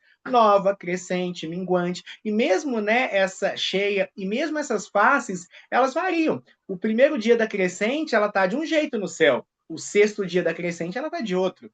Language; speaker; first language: Portuguese; native; Portuguese